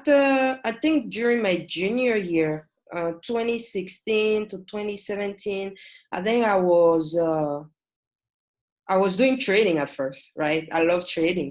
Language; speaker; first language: English; non-native, fluent; French